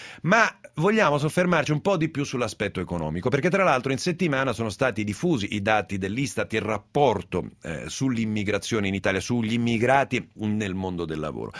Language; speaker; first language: Italian; native; Italian